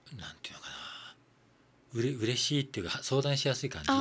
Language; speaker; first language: Japanese; native; Japanese